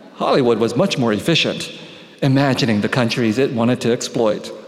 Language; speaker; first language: English; native; English